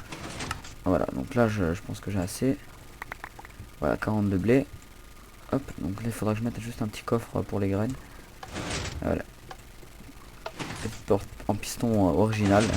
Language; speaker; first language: French; native; French